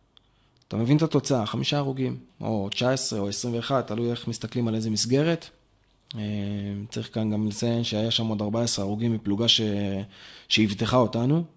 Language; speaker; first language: Hebrew; native; Hebrew